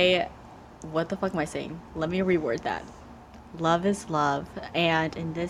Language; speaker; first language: English; early bilingual, other home language; Vietnamese